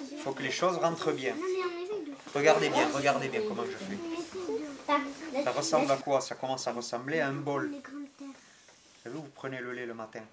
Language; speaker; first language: French; native; French